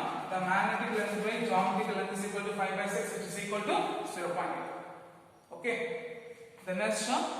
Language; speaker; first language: English; non-native, local second language; Tamil